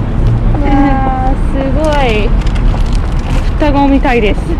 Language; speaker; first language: Japanese; non-native, learner; English